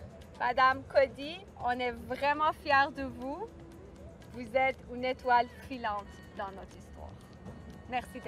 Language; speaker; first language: French; non-native, fluent; Persian